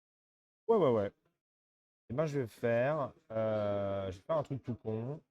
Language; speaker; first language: French; native; French